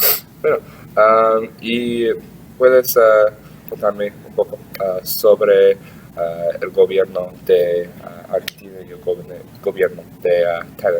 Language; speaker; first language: Spanish; non-native, learner; English